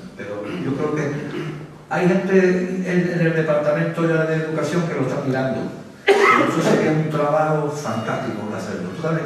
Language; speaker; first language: Spanish; native; Spanish